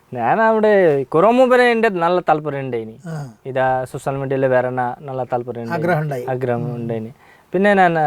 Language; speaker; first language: Malayalam; non-native, local second language; Bangla